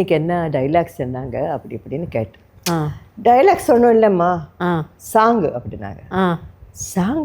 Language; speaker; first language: Tamil; non-native, local second language; Telugu